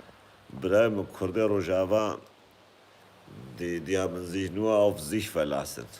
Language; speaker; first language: German; non-native, fluent; Kurdish